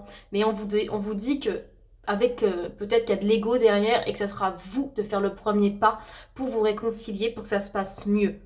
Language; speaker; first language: French; native; French